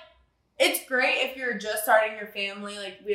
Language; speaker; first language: English; native; English